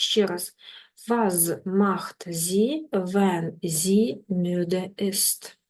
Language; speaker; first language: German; non-native, fluent; Ukrainian